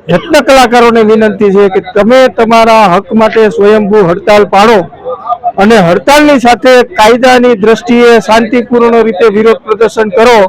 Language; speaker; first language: Gujarati; native; Gujarati